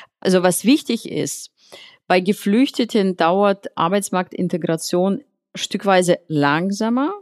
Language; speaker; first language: German; non-native, fluent; Russian